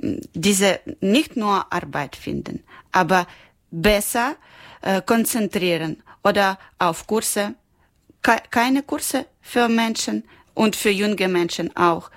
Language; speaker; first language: German; non-native, learner; Ukrainian